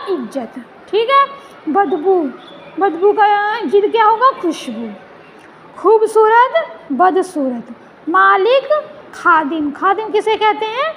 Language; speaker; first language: Urdu; non-native, local second language; Punjabi